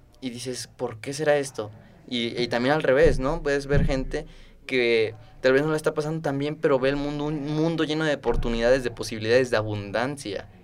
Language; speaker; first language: Spanish; native; Spanish